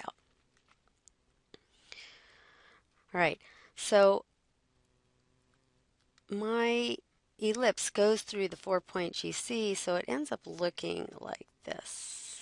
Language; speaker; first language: English; native; English